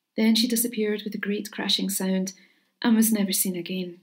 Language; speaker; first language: English; native; English